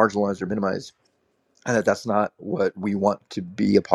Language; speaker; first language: English; native; English